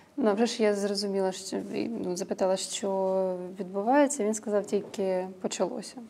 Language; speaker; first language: Ukrainian; non-native, local second language; Russian